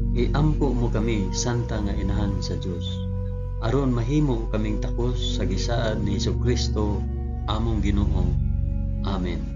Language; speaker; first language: Cebuano; non-native, local second language; Hiligaynon